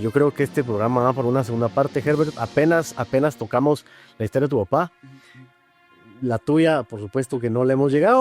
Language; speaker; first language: Spanish; native; Spanish